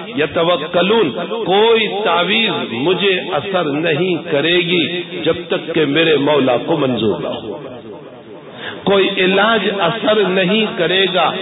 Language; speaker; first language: Urdu; non-native, local second language; Gujarati